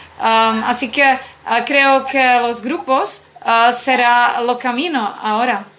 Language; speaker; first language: Spanish; non-native, learner; Czech